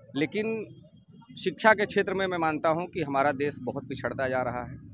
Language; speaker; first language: Hindi; native; Hindi